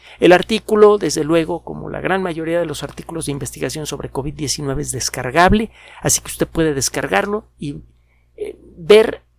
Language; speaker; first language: Spanish; native; Spanish